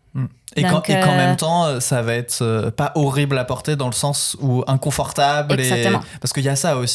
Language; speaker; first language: French; native; French